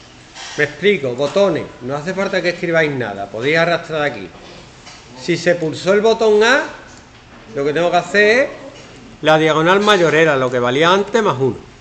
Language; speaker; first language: Spanish; native; Spanish